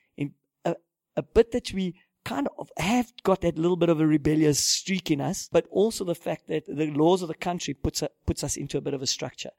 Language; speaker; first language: English; native; English